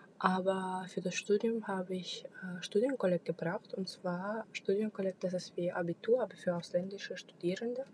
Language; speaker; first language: German; non-native, fluent; Russian